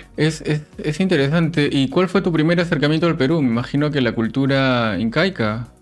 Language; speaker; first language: Spanish; native; Spanish